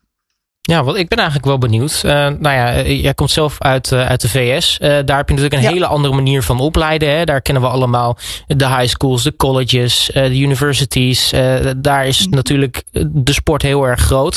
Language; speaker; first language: Dutch; native; Dutch